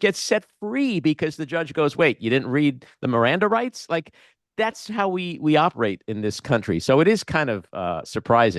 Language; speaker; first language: English; native; English